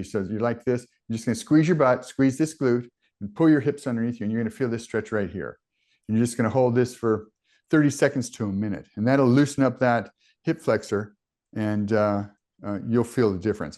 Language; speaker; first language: English; native; English